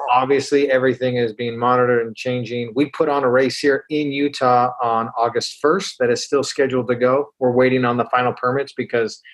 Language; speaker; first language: English; native; English